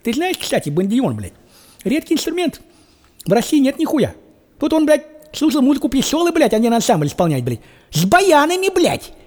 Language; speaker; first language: Russian; native; Russian